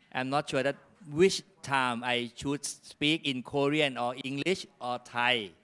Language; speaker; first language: English; non-native, fluent; Thai